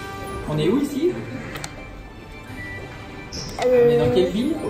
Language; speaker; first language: French; native; French